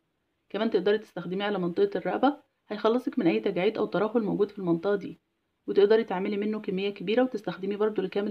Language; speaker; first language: Arabic; native; Arabic